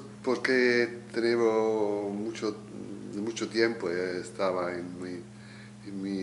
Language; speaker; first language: Spanish; non-native, learner; Italian